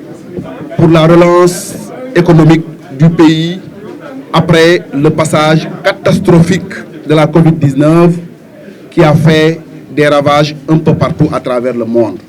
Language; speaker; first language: French; non-native, local second language; Wolof